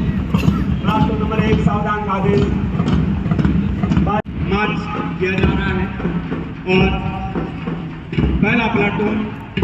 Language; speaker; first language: Hindi; native; Hindi